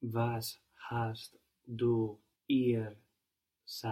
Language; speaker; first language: German; non-native, learner; English